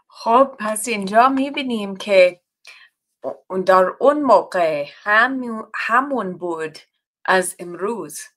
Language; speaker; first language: Persian; non-native, fluent; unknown